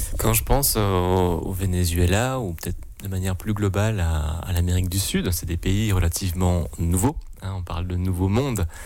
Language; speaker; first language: French; native; French